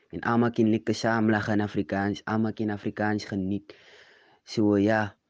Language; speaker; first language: Afrikaans; non-native, local second language; English